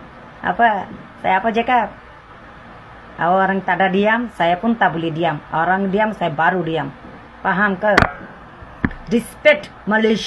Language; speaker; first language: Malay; non-native, learner; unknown